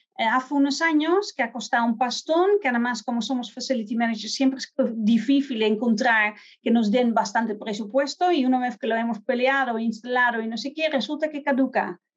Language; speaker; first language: Spanish; non-native, fluent; Dutch